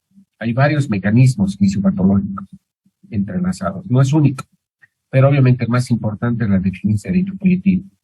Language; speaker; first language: Spanish; native; Spanish